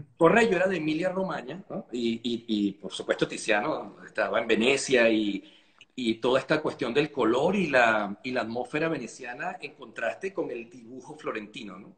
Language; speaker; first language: Spanish; native; Spanish